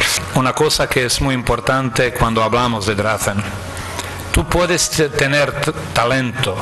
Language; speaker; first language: Spanish; non-native, fluent; Croatian